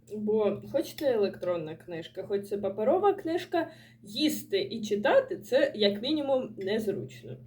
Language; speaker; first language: Ukrainian; non-native, local second language; Russian